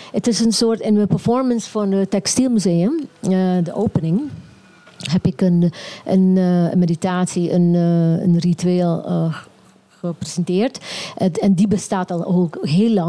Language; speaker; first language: Dutch; non-native, local second language; Papiamento